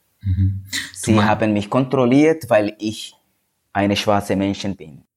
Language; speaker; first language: German; non-native, learner; Swahili